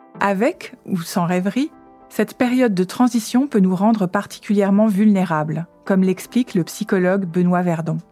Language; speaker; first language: French; native; French